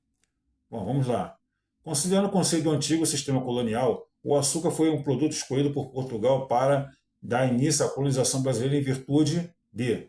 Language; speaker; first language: Portuguese; native; Portuguese